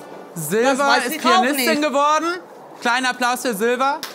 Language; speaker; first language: German; native; German